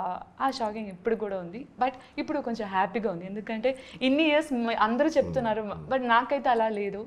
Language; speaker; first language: Telugu; non-native, learner; Malayalam